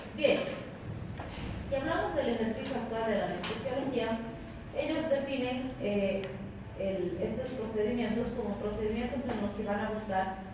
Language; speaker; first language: Spanish; native; Spanish